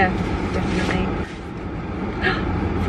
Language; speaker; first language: English; native; English